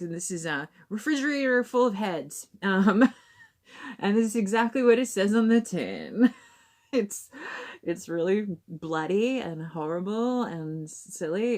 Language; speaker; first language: English; native; English